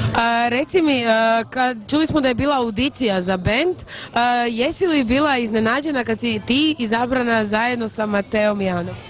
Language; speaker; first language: Croatian; native; Croatian